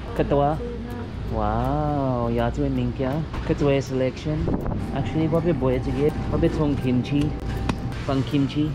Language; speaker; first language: English; native; English